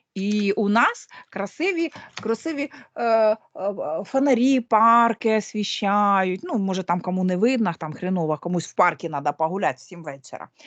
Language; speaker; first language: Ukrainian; non-native, local second language; Russian